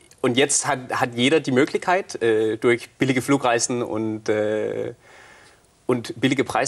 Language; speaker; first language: German; non-native, fluent; Danish